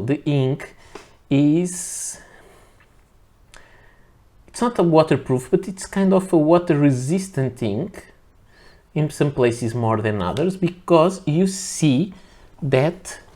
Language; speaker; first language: English; non-native, fluent; Portuguese